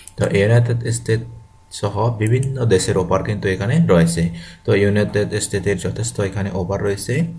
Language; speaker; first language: Bangla; non-native, local second language; Chakma